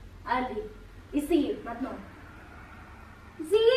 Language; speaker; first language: French; non-native, learner; Filipino